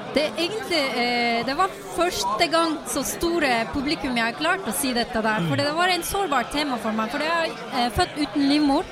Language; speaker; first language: Norwegian; non-native, fluent; Turkish